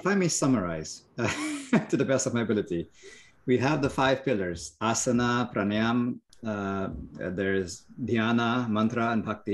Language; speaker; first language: English; non-native, local second language; Bangla